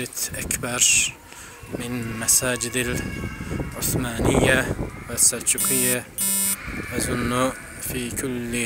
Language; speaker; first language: Arabic; non-native, fluent; Turkish